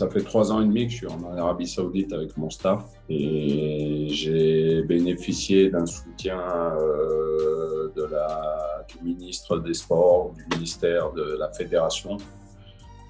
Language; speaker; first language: French; native; French